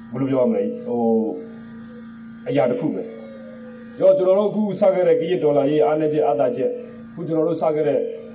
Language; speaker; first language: Burmese; non-native, local second language; S'gaw Karen